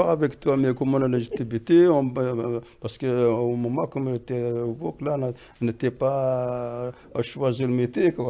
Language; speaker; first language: French; non-native, learner; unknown